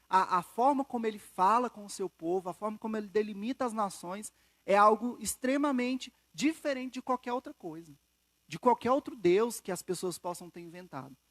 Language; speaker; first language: Portuguese; native; Portuguese